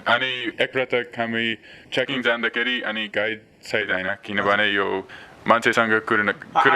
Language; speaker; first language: Nepali; non-native, learner; English